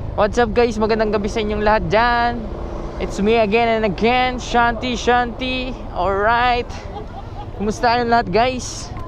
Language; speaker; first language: Filipino; non-native, local second language; Cebuano